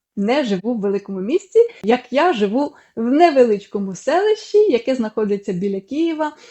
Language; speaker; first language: Ukrainian; non-native, local second language; Russian